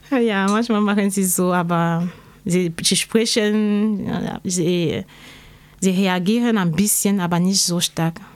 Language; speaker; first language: German; non-native, learner; French